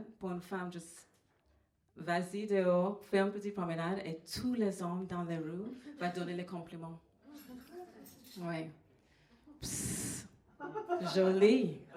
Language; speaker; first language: French; non-native, fluent; English